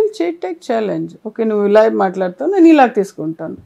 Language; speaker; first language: Telugu; non-native, local second language; Kannada